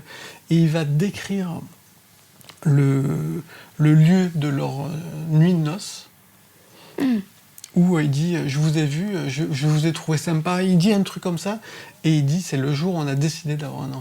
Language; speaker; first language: French; native; French